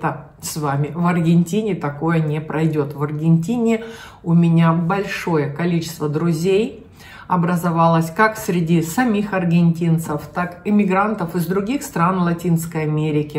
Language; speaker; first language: Russian; native; Russian